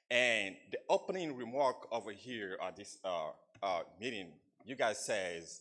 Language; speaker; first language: English; non-native, fluent; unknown